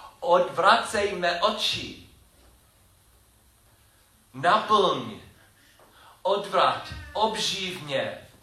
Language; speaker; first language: Czech; non-native, learner; English